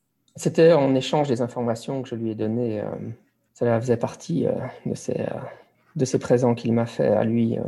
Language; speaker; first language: French; native; French